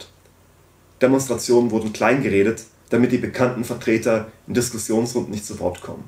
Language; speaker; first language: German; native; German